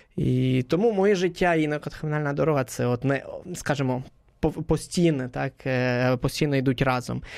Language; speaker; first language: Ukrainian; non-native, fluent; Spanish